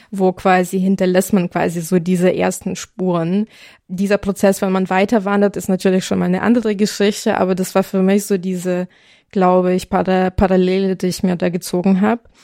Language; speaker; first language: German; non-native, fluent; Ukrainian